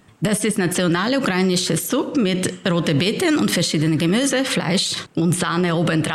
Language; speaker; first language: German; non-native, fluent; Ukrainian